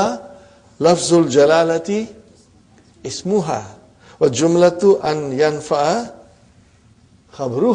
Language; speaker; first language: Arabic; non-native, fluent; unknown